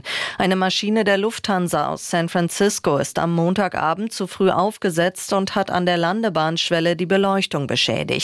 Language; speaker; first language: German; native; German